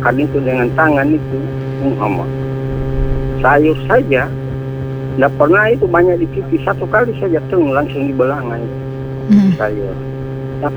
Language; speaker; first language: Indonesian; native; Indonesian